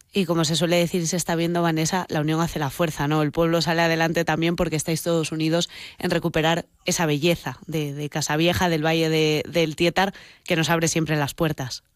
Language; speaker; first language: Spanish; native; Spanish